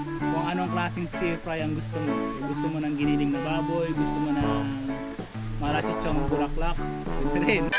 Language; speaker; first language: Filipino; native; Filipino